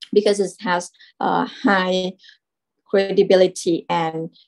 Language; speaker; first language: English; non-native, fluent; Thai